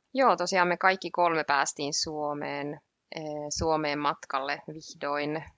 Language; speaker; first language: Finnish; native; Finnish